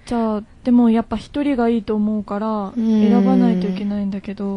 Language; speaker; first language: Japanese; native; Japanese